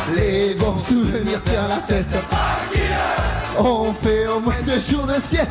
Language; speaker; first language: French; native; French